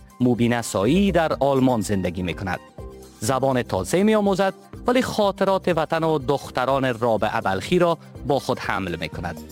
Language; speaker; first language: Persian; native; Persian